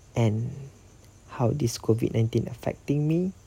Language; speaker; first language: English; non-native, local second language; Malay